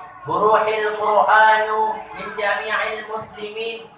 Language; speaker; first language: Arabic; non-native, learner; Achinese